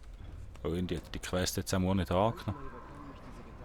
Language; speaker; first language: German; native; German